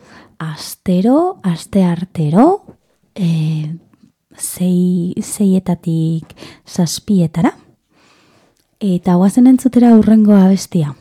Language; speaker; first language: Basque; non-native, learner; Spanish